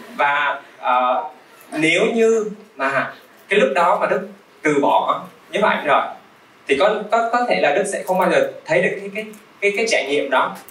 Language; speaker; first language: Vietnamese; early bilingual, other home language; Russian